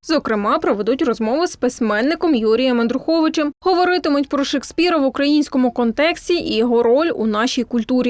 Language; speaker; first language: Ukrainian; native; Ukrainian